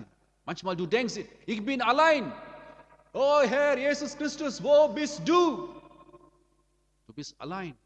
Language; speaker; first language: German; non-native, learner; Amharic